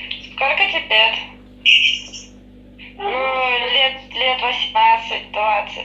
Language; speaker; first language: Russian; native; Russian